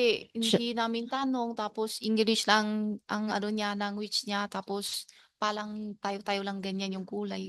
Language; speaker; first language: Filipino; non-native, learner; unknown